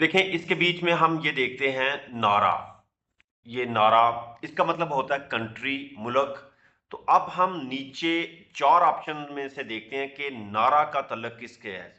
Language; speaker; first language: Urdu; non-native, local second language; Punjabi